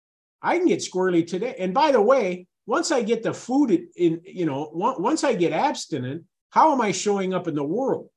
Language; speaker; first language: English; native; English